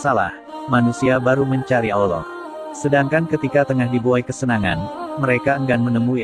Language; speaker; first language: Indonesian; native; Indonesian